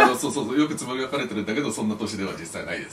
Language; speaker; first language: Japanese; native; Japanese